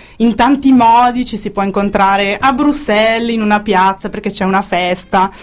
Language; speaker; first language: Italian; native; Italian